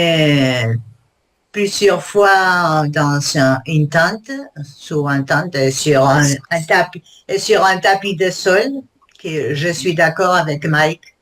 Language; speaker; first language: French; non-native, learner; Spanish